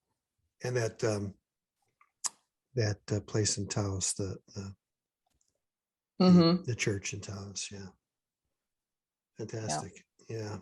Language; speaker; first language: English; native; English